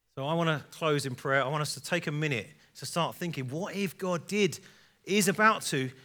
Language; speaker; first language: English; native; English